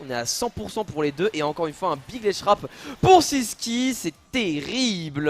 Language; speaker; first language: French; native; French